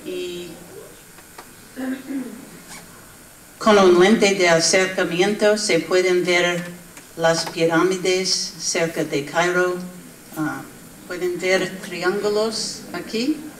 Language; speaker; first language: Spanish; non-native, learner; English